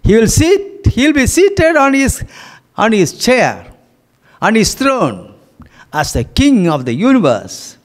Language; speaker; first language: English; non-native, local second language; Tamil